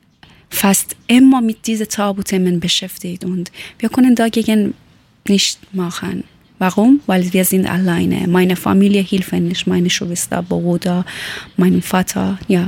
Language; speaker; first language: German; non-native, learner; Persian